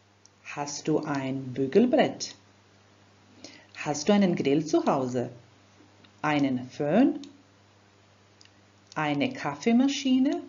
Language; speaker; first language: German; non-native, fluent; Croatian